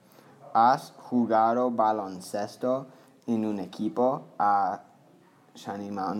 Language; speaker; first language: Spanish; non-native, learner; English